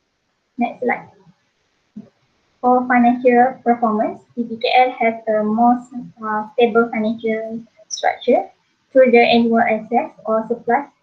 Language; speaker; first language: English; non-native, local second language; Malay